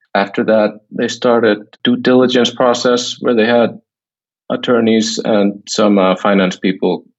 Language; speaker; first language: English; non-native, fluent; Icelandic